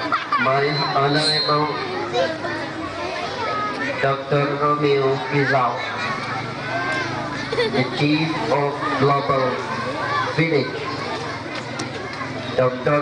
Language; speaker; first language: English; non-native, learner; Indonesian